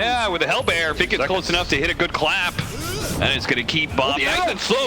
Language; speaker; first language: English; native; English